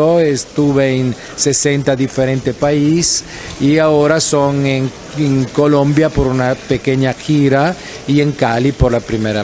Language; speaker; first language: Spanish; non-native, fluent; Italian